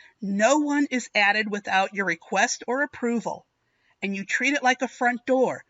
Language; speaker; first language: English; native; English